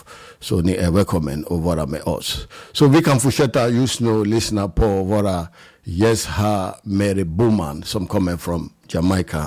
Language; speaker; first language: Swedish; non-native, fluent; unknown